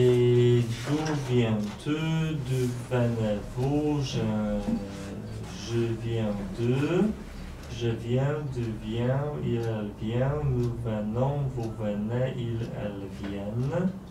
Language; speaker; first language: French; non-native, learner; Polish